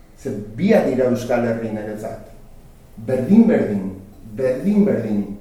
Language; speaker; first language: Basque; non-native, local second language; Spanish